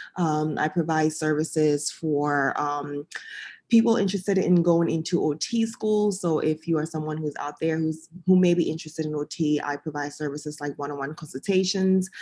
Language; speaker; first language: English; early bilingual, other home language; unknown